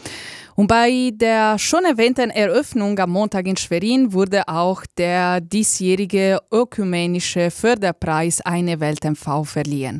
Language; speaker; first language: German; native; German